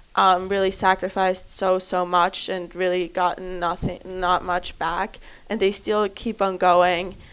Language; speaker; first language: English; non-native, fluent; German